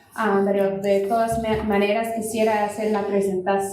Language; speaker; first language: Spanish; non-native, fluent; English